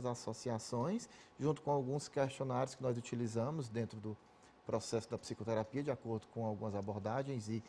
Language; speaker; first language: Portuguese; native; Portuguese